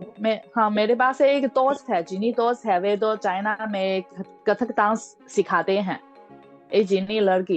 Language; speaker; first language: Hindi; non-native, fluent; Chinese